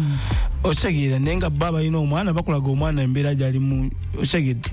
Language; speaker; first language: English; non-native, local second language; Ganda